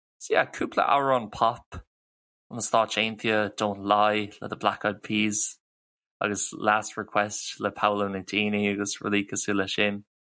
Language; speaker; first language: Irish; non-native, local second language; English